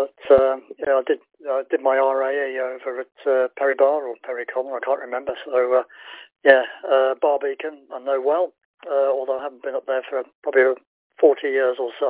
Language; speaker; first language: English; native; English